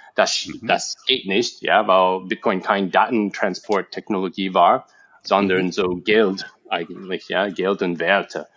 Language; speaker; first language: German; non-native, fluent; English